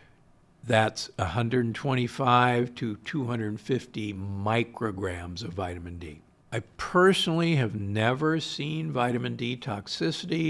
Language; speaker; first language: English; native; English